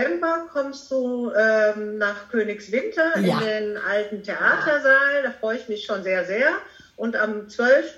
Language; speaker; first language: German; native; German